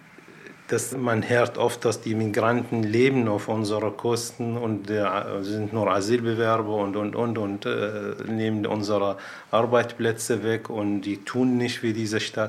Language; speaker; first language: German; non-native, fluent; Arabic